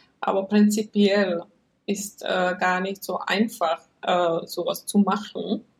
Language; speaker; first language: German; non-native, fluent; Czech